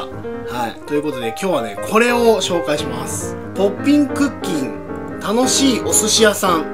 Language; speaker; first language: Japanese; native; Japanese